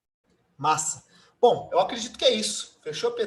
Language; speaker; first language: Portuguese; native; Portuguese